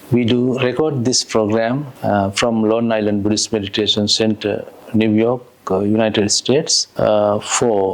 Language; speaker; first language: English; non-native, local second language; Sinhala